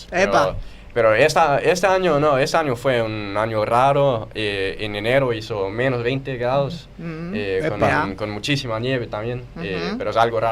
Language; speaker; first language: Spanish; non-native, fluent; Danish